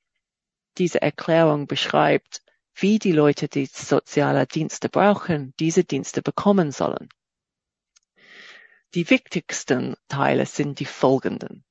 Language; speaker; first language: German; non-native, fluent; English